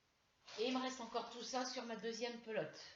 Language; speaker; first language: French; native; French